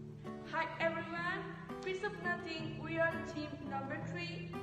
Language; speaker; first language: English; non-native, learner; Spanish